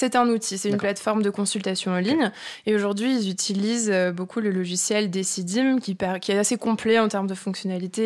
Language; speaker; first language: French; native; French